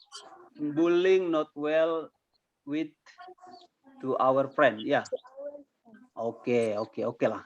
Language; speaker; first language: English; non-native, fluent; Indonesian